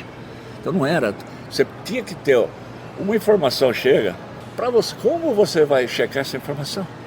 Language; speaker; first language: Portuguese; native; Portuguese